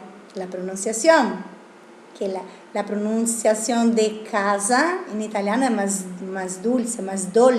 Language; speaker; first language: Spanish; non-native, fluent; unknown